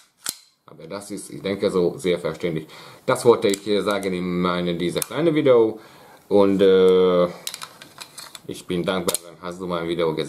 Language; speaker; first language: German; non-native, learner; Hungarian